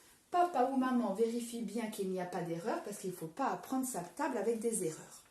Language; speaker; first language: French; native; French